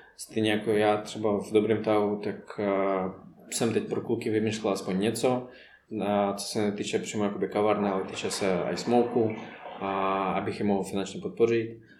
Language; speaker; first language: Czech; non-native, fluent; Russian